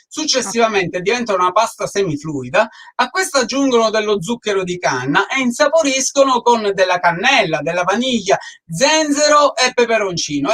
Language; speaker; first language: Italian; native; Italian